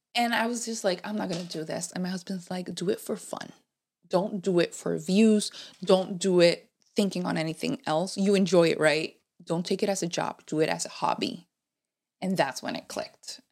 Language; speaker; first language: English; non-native, fluent; Spanish